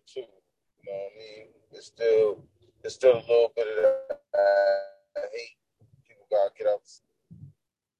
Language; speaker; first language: English; native; English